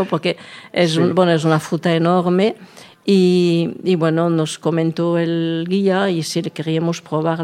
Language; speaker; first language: Spanish; non-native, fluent; French